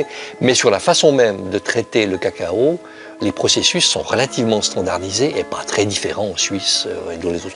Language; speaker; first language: French; native; French